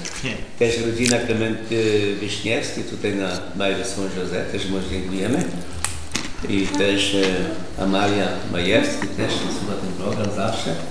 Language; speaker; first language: Polish; early bilingual, heritage; Polish